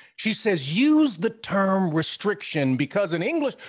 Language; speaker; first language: English; native; English